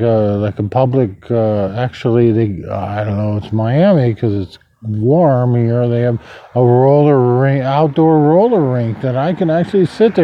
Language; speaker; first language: English; native; English